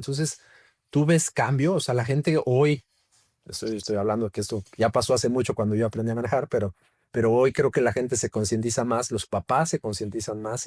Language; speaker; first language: Spanish; native; Spanish